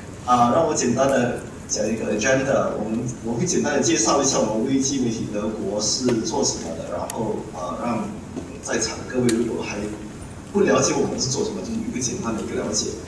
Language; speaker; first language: Chinese; non-native, fluent; English